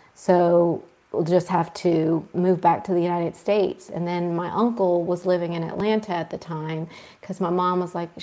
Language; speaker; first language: English; early bilingual, other home language; Spanish